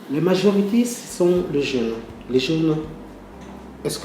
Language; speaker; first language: French; non-native, learner; Portuguese